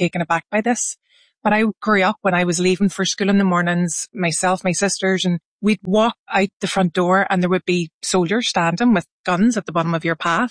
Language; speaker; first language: English; native; English